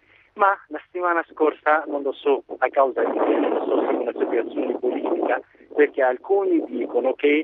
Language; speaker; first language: Italian; non-native, fluent; Arabic